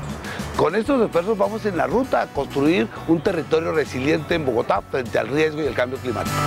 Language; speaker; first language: Spanish; native; Spanish